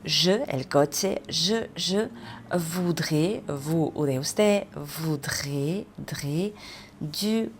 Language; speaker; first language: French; non-native, fluent; Spanish